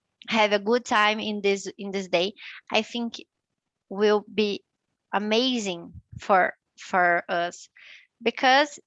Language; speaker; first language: English; non-native, learner; Portuguese